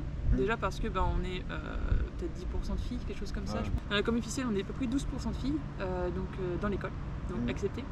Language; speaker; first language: French; native; French